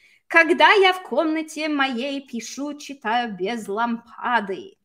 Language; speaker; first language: Russian; non-native, fluent; English